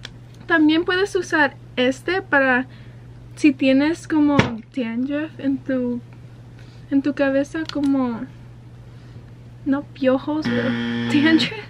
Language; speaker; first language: Spanish; early bilingual, heritage; Spanish